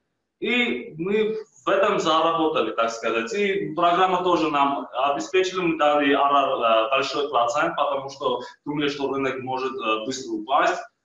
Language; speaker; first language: Russian; non-native, fluent; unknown